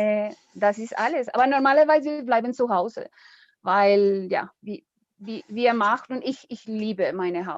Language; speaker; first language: German; non-native, learner; Spanish